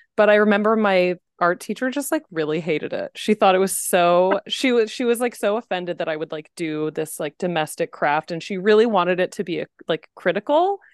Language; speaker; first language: English; native; English